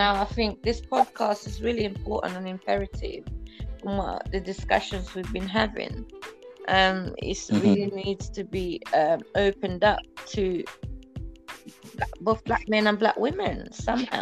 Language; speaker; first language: English; non-native, local second language; Ganda